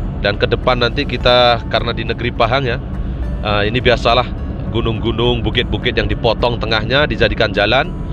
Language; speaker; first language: Indonesian; native; Indonesian